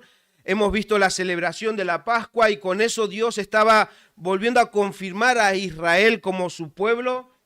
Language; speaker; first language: Spanish; native; Spanish